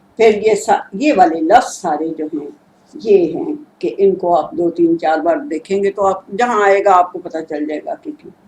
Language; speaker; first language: Urdu; native; Urdu